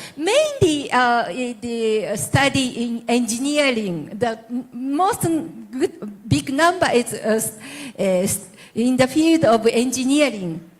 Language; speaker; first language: English; non-native, learner; Japanese